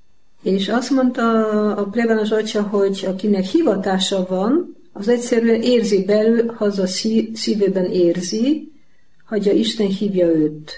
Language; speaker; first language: Hungarian; non-native, learner; Polish